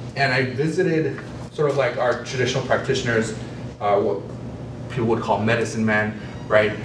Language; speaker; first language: English; native; English